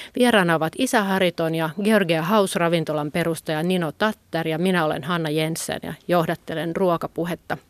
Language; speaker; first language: Finnish; native; Finnish